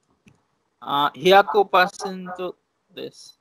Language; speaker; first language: Japanese; non-native, learner; Bangla